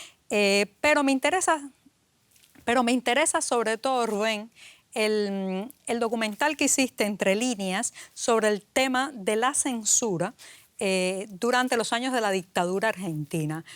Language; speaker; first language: Spanish; native; Spanish